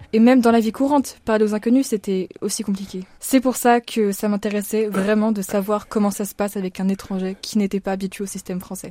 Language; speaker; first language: French; native; French